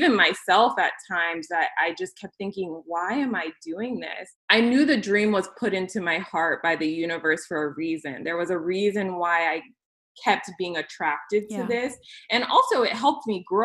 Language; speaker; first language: English; native; English